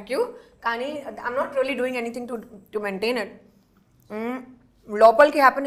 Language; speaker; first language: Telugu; non-native, learner; Hindi